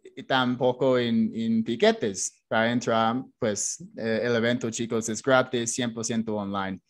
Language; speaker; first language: Spanish; non-native, fluent; English